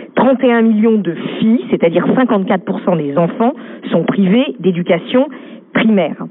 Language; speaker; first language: French; native; French